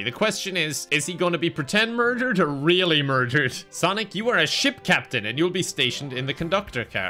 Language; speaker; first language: English; native; English